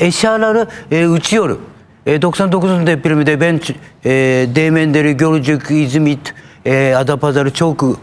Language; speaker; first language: Turkish; non-native, learner; Japanese